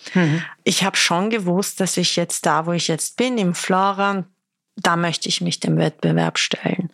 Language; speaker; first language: German; early bilingual, other home language; Persian